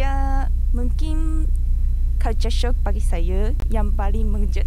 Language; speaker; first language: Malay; non-native, fluent; Japanese